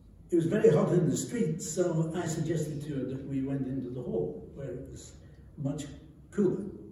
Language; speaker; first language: English; native; English